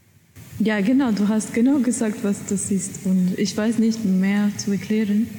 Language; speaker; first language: German; non-native, learner; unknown